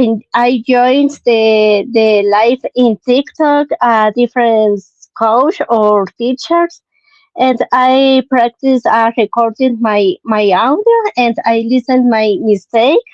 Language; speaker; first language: English; non-native, learner; Spanish